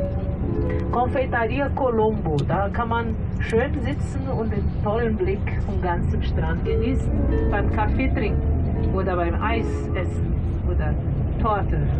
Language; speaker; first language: German; non-native, fluent; Portuguese